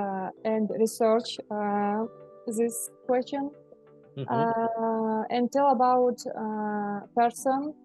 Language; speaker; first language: English; non-native, learner; Russian